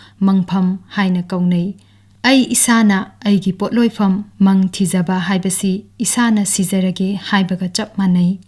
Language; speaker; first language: Manipuri; native; Manipuri